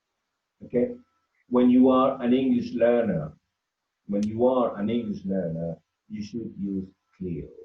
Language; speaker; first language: English; non-native, fluent; Spanish